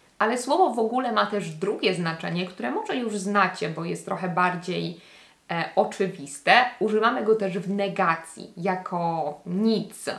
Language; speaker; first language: Polish; native; Polish